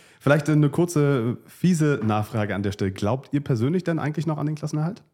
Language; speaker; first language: German; native; German